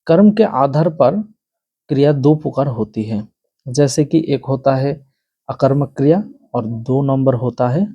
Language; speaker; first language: Hindi; non-native, local second language; Bangla